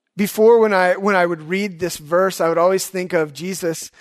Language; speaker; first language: English; native; English